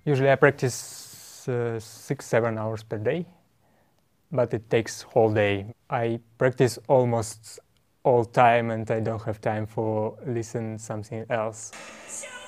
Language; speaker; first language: English; non-native, learner; Russian